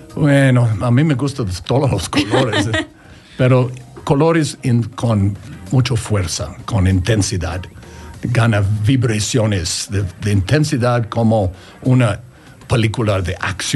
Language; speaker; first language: Spanish; non-native, learner; English